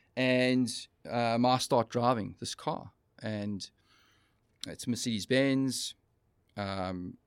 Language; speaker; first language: English; native; English